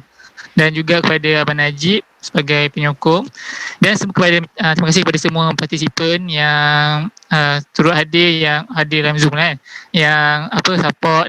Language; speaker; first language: Malay; native; Malay